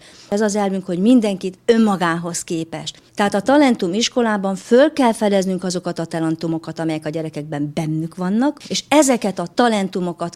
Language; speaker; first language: Hungarian; native; Hungarian